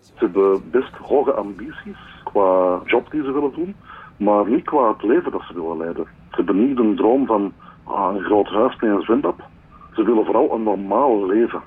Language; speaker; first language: Dutch; native; Dutch